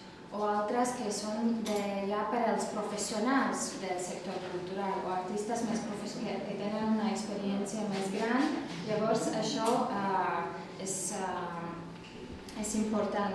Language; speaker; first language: Catalan; non-native, fluent; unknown